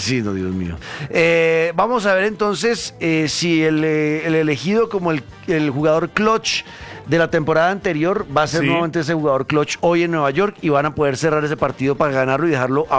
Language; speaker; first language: Spanish; native; Spanish